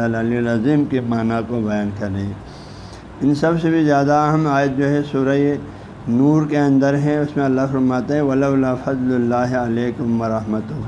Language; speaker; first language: Urdu; non-native, local second language; Balti